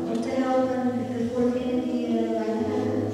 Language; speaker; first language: Dutch; non-native, learner; Indonesian